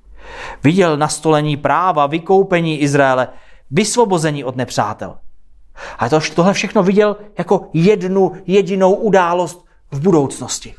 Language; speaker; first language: Czech; native; Czech